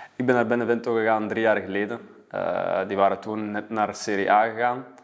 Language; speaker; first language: Dutch; native; Dutch